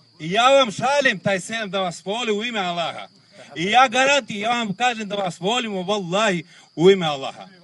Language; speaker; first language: Bosnian; non-native, local second language; Romany